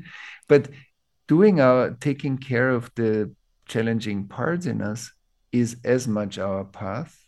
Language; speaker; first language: English; non-native, fluent; German